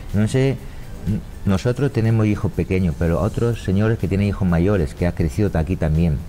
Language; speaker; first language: Spanish; non-native, learner; Chinese